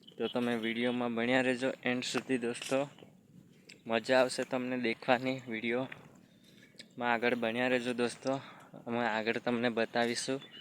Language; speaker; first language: Gujarati; non-native, local second language; Rathawi